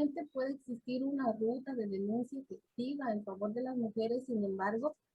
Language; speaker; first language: Spanish; native; Spanish